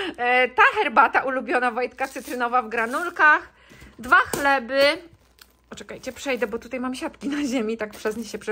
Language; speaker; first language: Polish; native; Polish